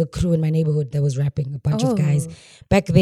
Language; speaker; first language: English; non-native, local second language; Xhosa